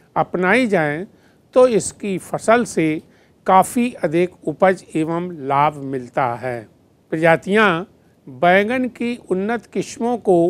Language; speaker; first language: Hindi; native; Hindi